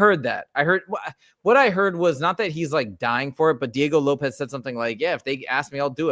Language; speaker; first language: English; native; English